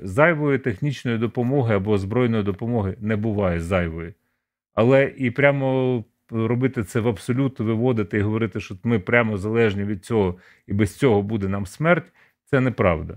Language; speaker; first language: Ukrainian; native; Ukrainian